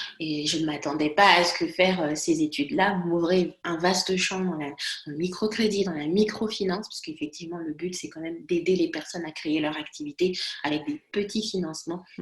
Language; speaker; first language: French; non-native, local second language; Lingala